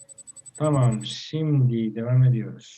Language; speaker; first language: Turkish; non-native, learner; Spanish